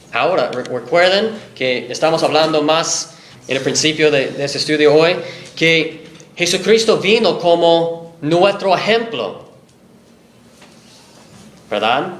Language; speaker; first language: Spanish; non-native, fluent; English